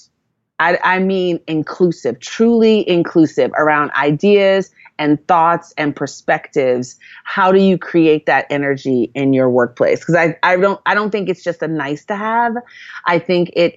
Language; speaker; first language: English; native; English